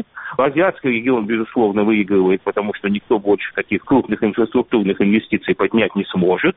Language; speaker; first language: Russian; native; Russian